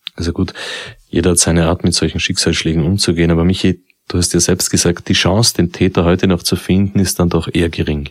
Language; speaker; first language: German; native; German